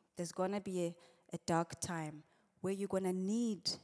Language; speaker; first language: English; non-native, local second language; Swati